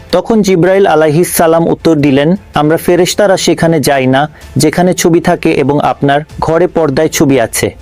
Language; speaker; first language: Bangla; non-native, fluent; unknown